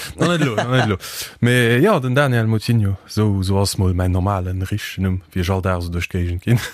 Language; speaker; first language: Luxembourgish; early bilingual, other home language; Portuguese